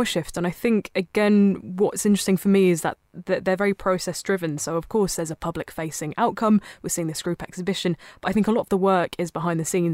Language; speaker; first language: English; native; English